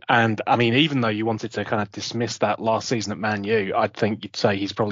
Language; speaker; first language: English; native; English